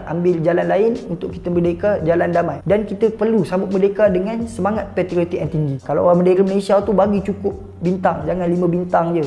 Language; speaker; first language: Malay; native; Malay